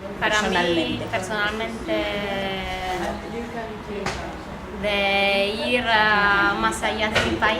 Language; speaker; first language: Spanish; non-native, fluent; Italian